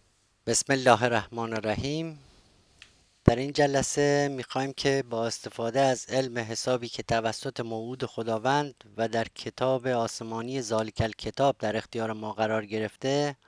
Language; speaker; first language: Persian; native; Persian